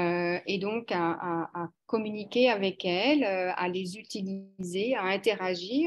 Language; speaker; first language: French; native; French